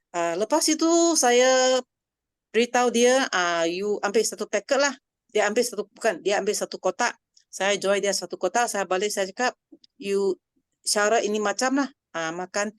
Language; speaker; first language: Malay; non-native, local second language; Chinese